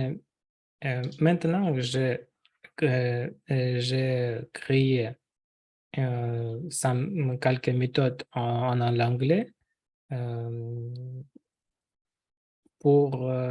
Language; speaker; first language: French; non-native, learner; Russian